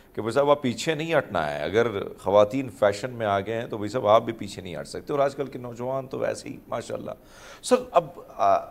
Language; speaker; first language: Urdu; non-native, local second language; Punjabi